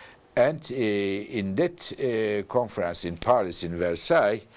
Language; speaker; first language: English; non-native, fluent; Turkish